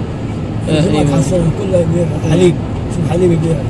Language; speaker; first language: Arabic; non-native, fluent; Indonesian